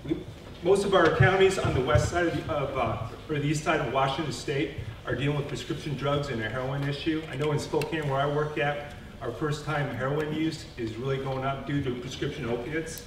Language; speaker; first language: English; native; English